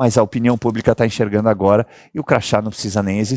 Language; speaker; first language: Portuguese; native; Portuguese